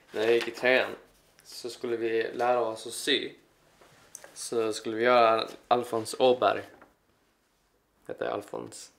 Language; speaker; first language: Swedish; native; Swedish